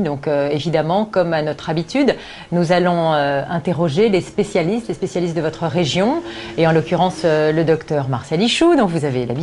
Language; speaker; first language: French; native; French